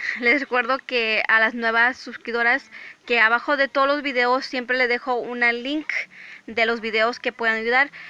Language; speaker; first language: Spanish; early bilingual, heritage; English